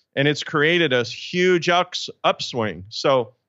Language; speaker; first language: English; native; English